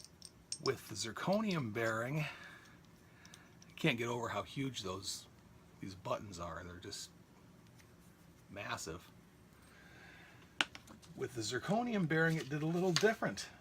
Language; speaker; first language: English; native; English